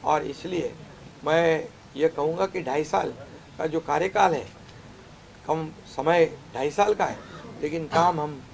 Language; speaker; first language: Hindi; non-native, local second language; Marathi